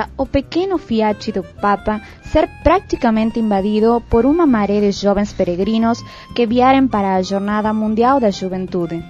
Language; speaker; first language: Portuguese; non-native, learner; Spanish